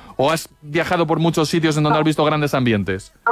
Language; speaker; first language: Spanish; native; Spanish